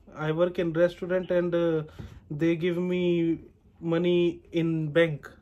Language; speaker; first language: English; non-native, learner; Punjabi